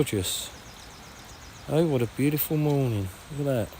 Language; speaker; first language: English; native; English